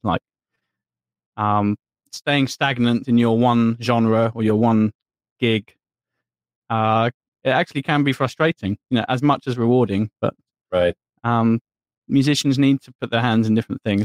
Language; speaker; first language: English; native; English